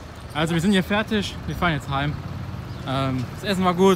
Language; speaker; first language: German; native; German